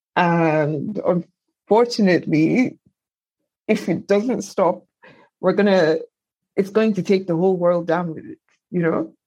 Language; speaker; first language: English; non-native, local second language; Yoruba